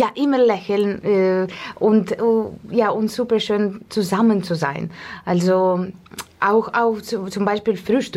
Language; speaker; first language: German; non-native, learner; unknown